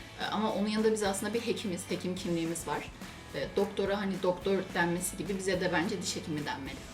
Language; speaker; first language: Turkish; native; Turkish